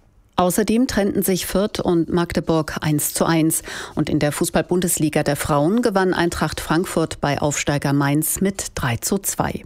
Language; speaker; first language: German; native; German